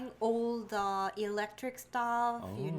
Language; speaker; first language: English; non-native, learner; Korean